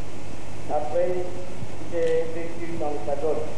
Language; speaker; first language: French; non-native, local second language; Khmer